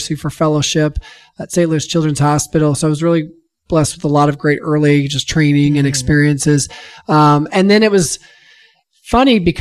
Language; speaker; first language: English; native; English